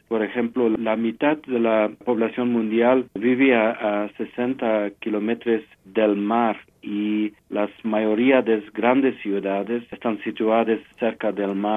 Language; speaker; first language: Spanish; non-native, fluent; French